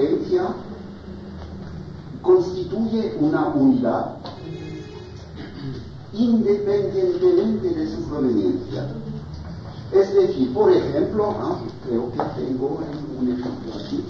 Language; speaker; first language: Spanish; non-native, fluent; French